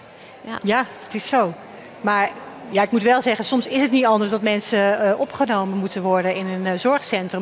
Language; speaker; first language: Dutch; native; Dutch